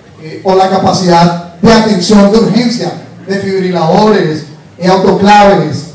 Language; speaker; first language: Spanish; native; Spanish